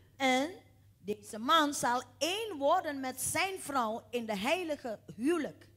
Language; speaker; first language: Dutch; non-native, fluent; Indonesian